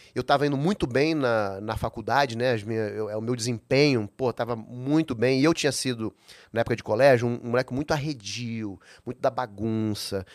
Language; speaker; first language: Portuguese; native; Portuguese